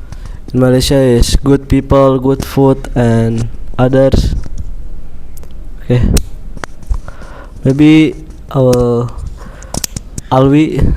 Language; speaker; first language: English; non-native, learner; Indonesian